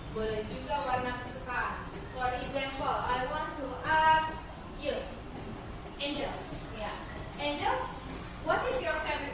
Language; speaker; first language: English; non-native, fluent; Indonesian